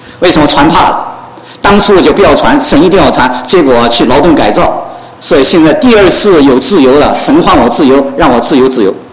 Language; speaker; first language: Chinese; non-native, local second language; Cantonese